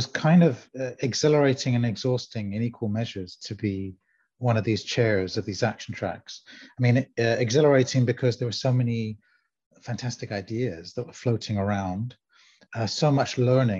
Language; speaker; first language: English; native; English